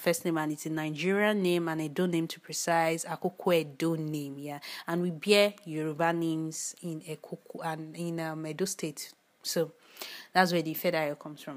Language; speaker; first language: English; non-native, local second language; Yoruba